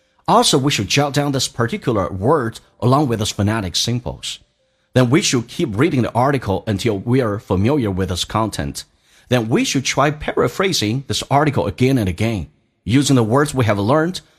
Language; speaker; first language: English; non-native, fluent; Chinese